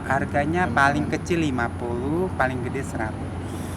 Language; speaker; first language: Indonesian; native; Indonesian